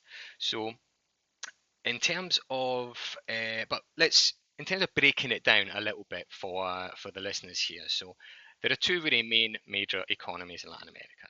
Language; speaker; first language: English; native; English